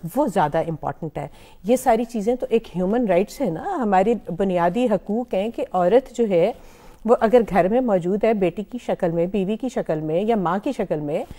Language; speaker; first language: Urdu; non-native, local second language; Punjabi